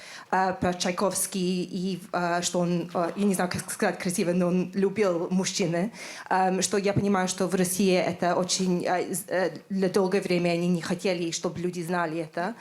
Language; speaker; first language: Russian; non-native, learner; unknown